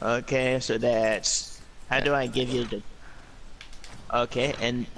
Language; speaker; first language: English; native; English